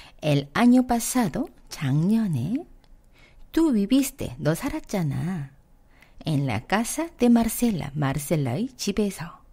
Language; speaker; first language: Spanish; non-native, fluent; Korean